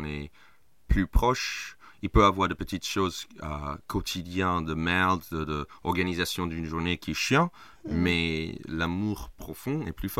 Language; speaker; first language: French; non-native, fluent; English